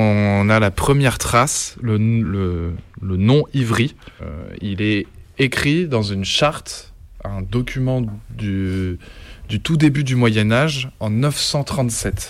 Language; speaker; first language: French; native; French